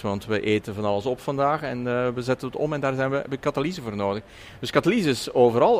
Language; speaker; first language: Dutch; native; Dutch